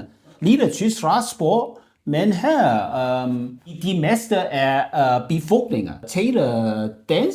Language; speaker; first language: Danish; non-native, learner; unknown